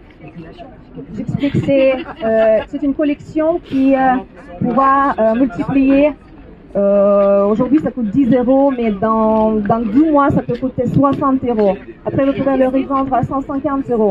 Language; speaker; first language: French; non-native, fluent; Russian